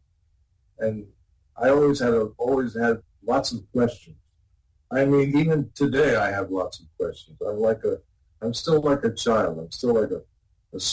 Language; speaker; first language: English; native; English